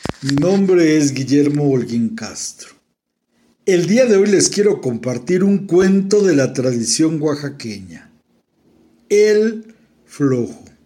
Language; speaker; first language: Spanish; native; Spanish